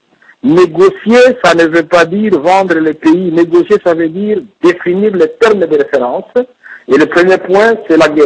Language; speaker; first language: French; non-native, local second language; Swahili